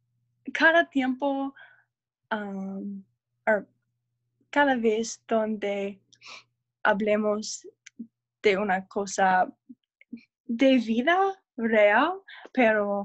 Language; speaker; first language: Spanish; non-native, learner; English